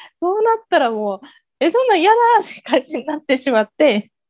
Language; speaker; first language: Japanese; early bilingual, heritage; English